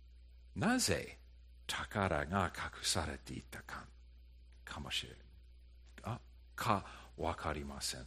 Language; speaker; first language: Japanese; non-native, fluent; English